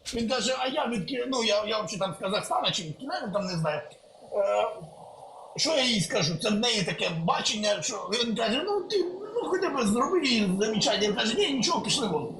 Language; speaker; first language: Ukrainian; native; Ukrainian